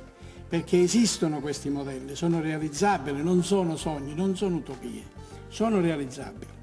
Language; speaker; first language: Italian; native; Italian